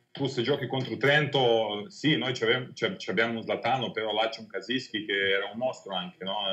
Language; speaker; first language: Italian; non-native, fluent; Serbian